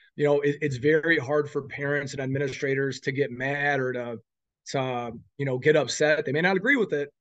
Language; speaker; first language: English; native; English